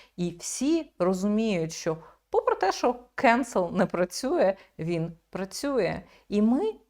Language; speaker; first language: Ukrainian; native; Ukrainian